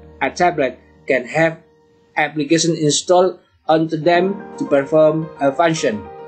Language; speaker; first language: English; non-native, fluent; Indonesian